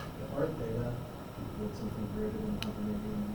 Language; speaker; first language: English; native; English